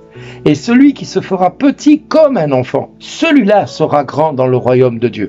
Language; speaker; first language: French; native; French